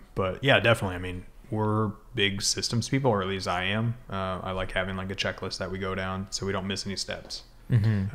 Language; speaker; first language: English; native; English